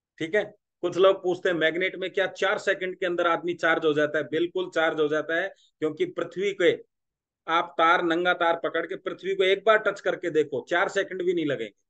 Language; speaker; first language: Hindi; non-native, local second language; Marathi